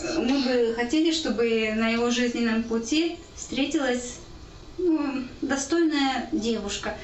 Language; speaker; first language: Russian; native; Russian